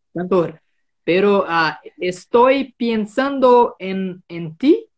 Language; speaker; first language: Spanish; non-native, fluent; Portuguese